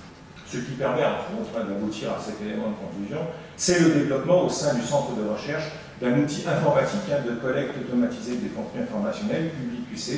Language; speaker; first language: French; native; French